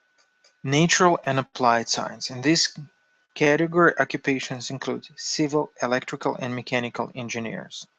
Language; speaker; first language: English; non-native, fluent; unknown